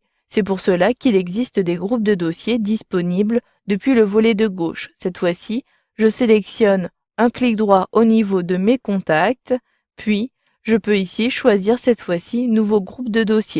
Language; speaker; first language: French; native; French